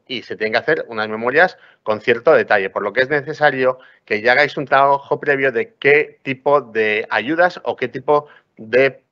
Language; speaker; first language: Spanish; non-native, local second language; Catalan